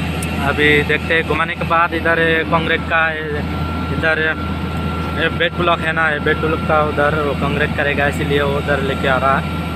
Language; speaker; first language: Hindi; non-native, local second language; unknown